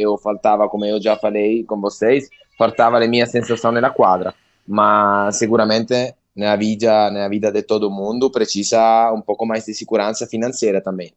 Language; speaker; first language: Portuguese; non-native, learner; Italian